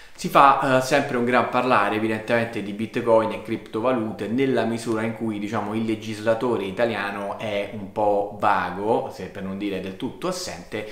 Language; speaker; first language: Italian; native; Italian